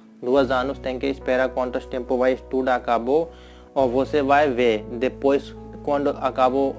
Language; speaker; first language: Portuguese; non-native, learner; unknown